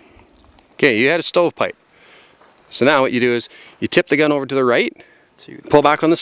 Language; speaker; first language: English; native; English